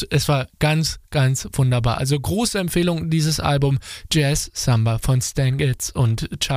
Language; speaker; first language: German; native; German